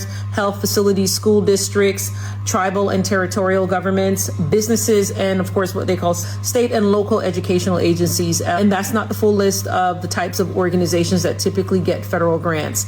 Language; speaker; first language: English; native; English